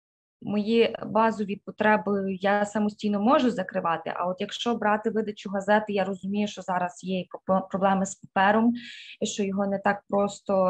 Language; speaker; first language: Ukrainian; native; Ukrainian